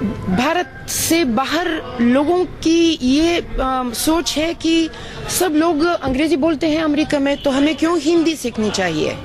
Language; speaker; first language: Hindi; non-native, fluent; Bulgarian